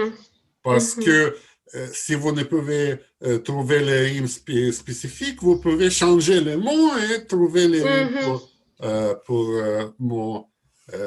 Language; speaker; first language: French; non-native, learner; Russian